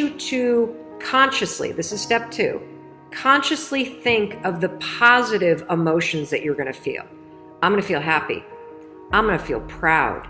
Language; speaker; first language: English; native; English